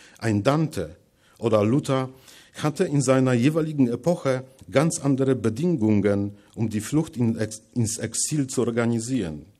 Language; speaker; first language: German; non-native, fluent; Polish